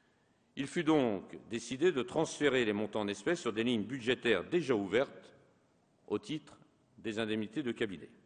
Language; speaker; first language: French; native; French